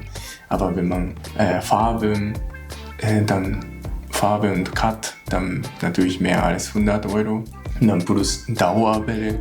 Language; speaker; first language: German; non-native, learner; Japanese